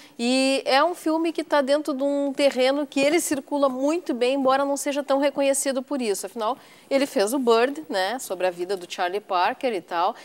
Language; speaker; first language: Portuguese; native; Portuguese